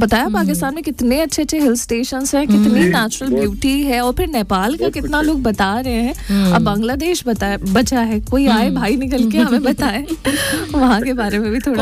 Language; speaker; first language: Hindi; native; Hindi